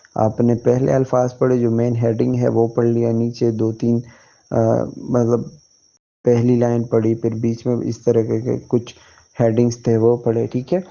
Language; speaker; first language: Urdu; native; Urdu